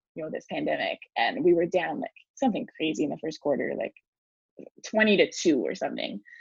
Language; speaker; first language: English; early bilingual, other home language; French